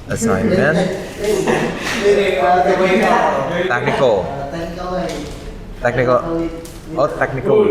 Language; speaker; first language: English; non-native, fluent; Indonesian